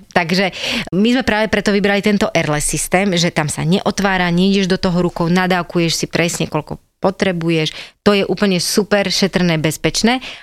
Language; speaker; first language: Slovak; native; Slovak